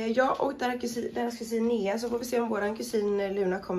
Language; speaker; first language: Swedish; native; Swedish